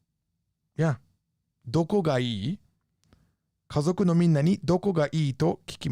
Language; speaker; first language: Japanese; non-native, fluent; English